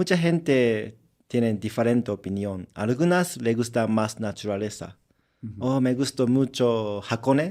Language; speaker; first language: Spanish; non-native, learner; Japanese